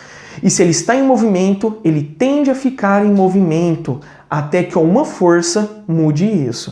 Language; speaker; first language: Portuguese; native; Portuguese